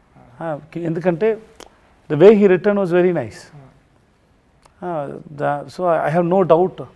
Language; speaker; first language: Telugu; non-native, local second language; Tamil